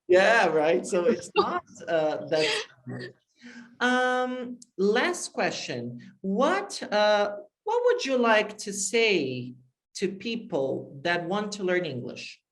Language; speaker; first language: English; non-native, fluent; Portuguese